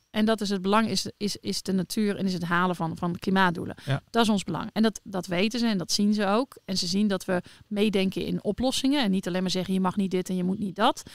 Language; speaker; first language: Dutch; native; Dutch